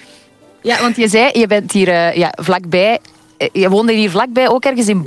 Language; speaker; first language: Dutch; native; Dutch